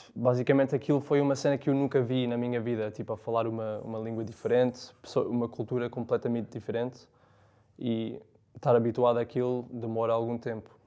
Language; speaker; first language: Portuguese; early bilingual, other home language; English